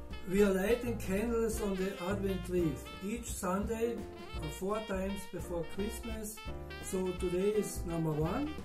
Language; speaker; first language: English; non-native, fluent; German